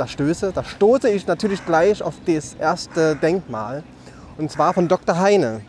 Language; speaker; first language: German; native; German